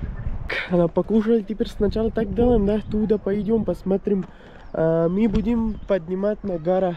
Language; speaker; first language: Russian; non-native, learner; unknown